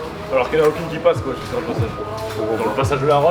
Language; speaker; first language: French; non-native, learner; German